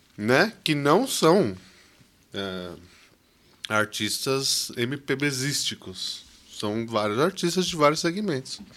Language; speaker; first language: Portuguese; native; Portuguese